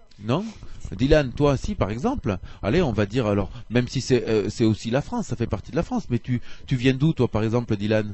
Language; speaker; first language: French; native; French